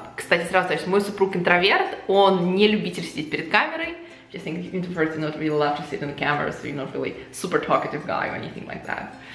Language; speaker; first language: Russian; native; Russian